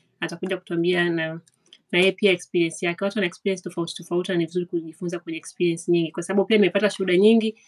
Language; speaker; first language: Swahili; native; Swahili